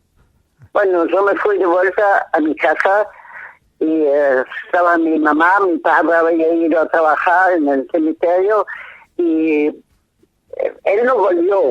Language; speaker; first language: Spanish; non-native, fluent; German